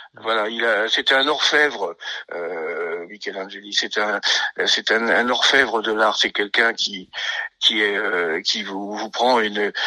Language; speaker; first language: French; native; French